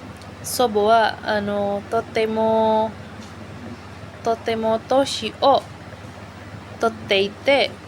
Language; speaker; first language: Japanese; non-native, learner; Indonesian